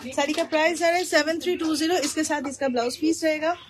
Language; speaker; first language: Hindi; non-native, local second language; Bangla